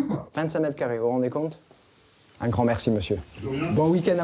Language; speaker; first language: French; native; French